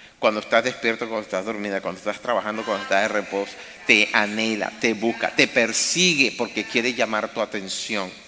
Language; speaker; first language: Spanish; native; Spanish